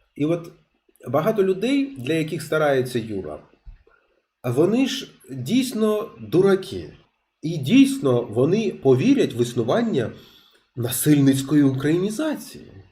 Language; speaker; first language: Ukrainian; non-native, local second language; Russian